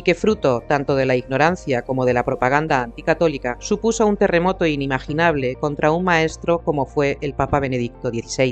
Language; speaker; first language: Spanish; native; Spanish